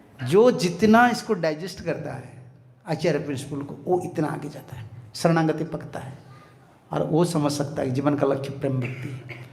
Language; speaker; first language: Hindi; non-native, local second language; Bangla